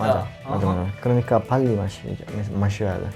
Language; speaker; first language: Korean; non-native, learner; Italian